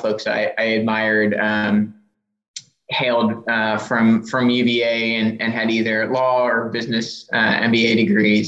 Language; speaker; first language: English; native; English